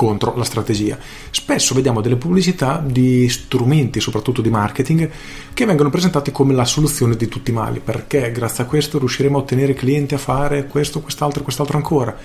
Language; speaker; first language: Italian; native; Italian